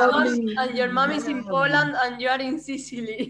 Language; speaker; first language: English; non-native, fluent; Spanish